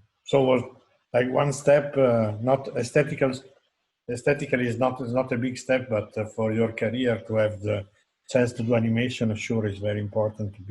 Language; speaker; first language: English; non-native, fluent; Italian